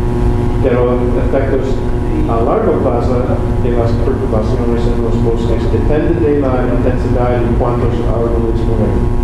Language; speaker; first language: Spanish; non-native, learner; English